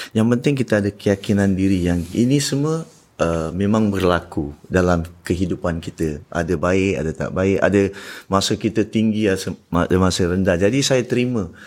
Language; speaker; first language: Malay; native; Malay